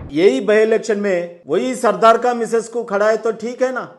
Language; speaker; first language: Hindi; non-native, local second language; Telugu